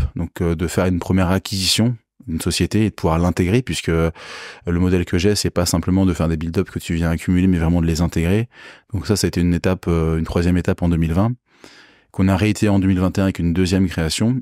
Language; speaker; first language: French; native; French